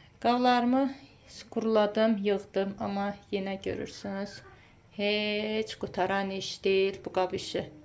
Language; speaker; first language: Azerbaijani; early bilingual, heritage; Azerbaijani